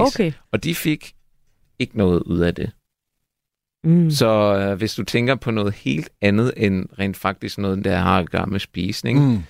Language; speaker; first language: Danish; non-native, fluent; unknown